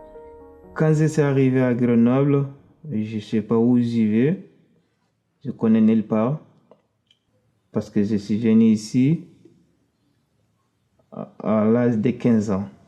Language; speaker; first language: French; non-native, fluent; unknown